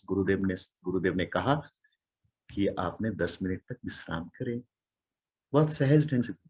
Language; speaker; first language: Hindi; non-native, local second language; Odia